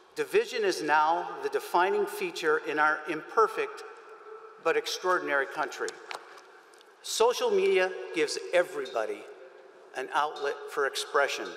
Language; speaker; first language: English; native; English